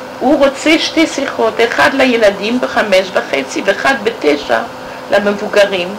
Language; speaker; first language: Hebrew; non-native, fluent; French